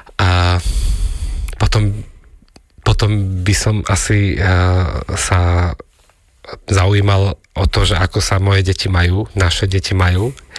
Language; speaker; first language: Slovak; native; Slovak